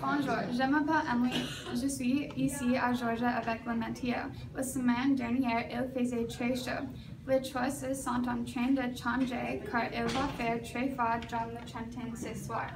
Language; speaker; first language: French; non-native, learner; English